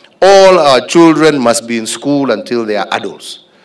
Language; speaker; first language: English; non-native, local second language; Kikuyu